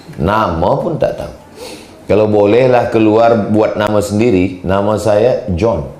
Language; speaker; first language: Malay; native; Malay